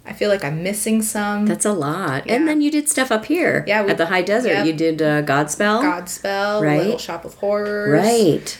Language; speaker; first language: English; native; English